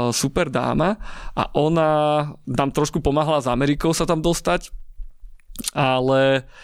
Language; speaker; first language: Slovak; native; Slovak